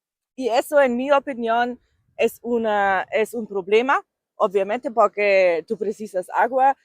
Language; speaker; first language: Spanish; non-native, fluent; German